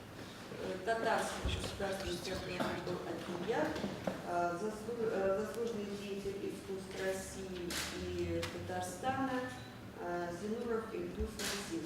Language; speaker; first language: Russian; native; Russian